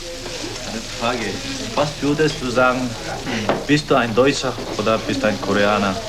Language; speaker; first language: German; non-native, fluent; Korean